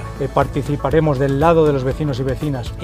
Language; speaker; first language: Spanish; native; Spanish